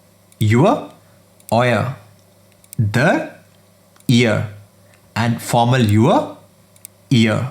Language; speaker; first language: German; non-native, fluent; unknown